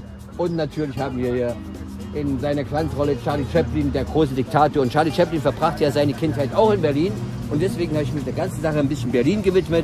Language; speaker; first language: German; native; German